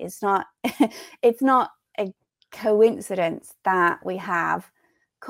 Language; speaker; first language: English; native; English